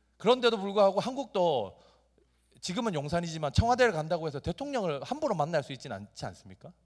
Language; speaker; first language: Korean; native; Korean